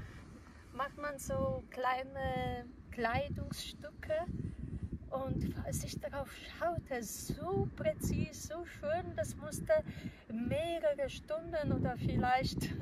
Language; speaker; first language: German; non-native, fluent; Polish